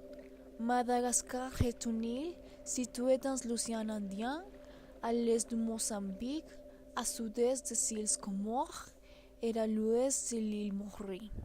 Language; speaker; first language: French; non-native, learner; Spanish